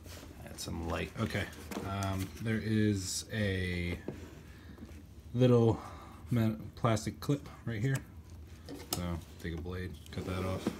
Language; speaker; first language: English; native; English